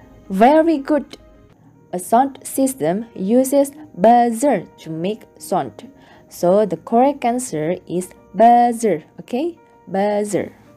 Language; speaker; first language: English; non-native, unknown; Indonesian